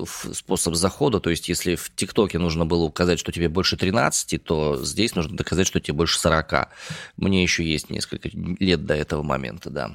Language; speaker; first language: Russian; native; Russian